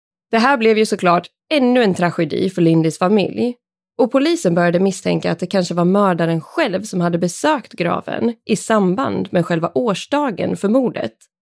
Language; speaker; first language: Swedish; native; Swedish